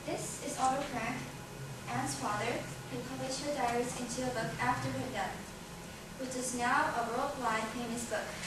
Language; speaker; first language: English; non-native, learner; Japanese